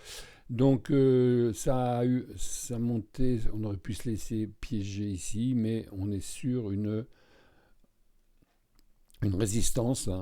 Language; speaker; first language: French; native; French